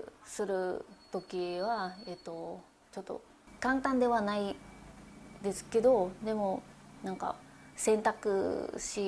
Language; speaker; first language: Japanese; non-native, fluent; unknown